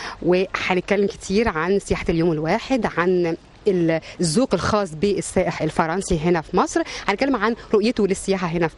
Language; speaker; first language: Arabic; native; Arabic